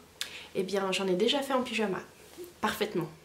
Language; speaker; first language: French; native; French